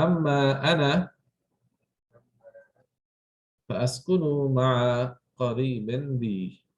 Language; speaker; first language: Arabic; non-native, fluent; English